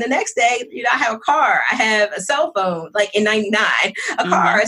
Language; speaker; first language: English; native; English